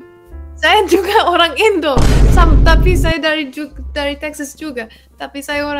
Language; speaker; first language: Indonesian; early bilingual, heritage; Indonesian